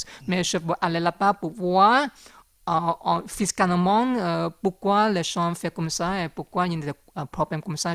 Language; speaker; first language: French; non-native, learner; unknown